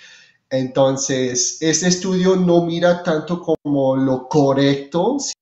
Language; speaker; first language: Spanish; non-native, fluent; French